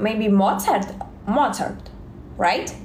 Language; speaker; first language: English; non-native, learner; Russian